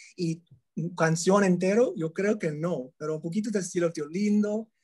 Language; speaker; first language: Spanish; non-native, learner; English